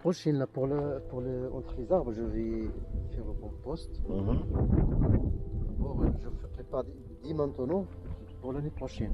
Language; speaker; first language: French; non-native, learner; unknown